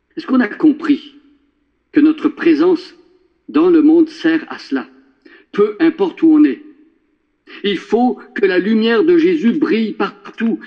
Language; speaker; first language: French; native; French